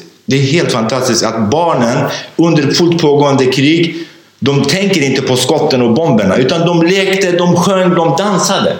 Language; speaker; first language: Swedish; non-native, fluent; Kurdish